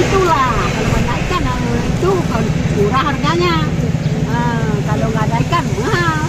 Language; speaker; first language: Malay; non-native, local second language; Achinese